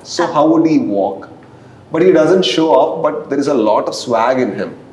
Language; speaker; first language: Malayalam; non-native, learner; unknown